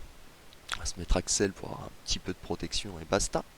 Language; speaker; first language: French; native; French